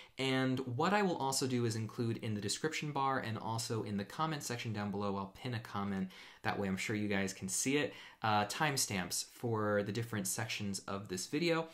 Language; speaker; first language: English; native; English